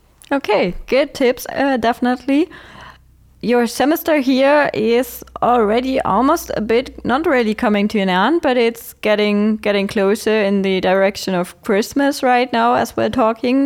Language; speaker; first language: English; non-native, fluent; German